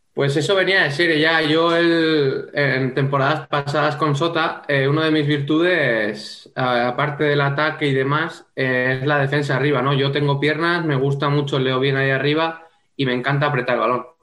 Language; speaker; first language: Spanish; native; Spanish